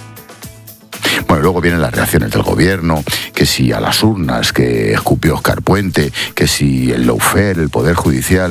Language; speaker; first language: Spanish; native; Spanish